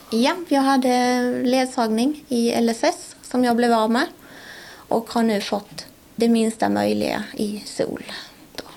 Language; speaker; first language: Swedish; native; Swedish